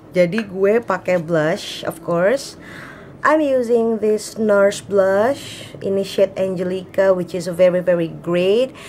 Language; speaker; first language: English; non-native, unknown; Indonesian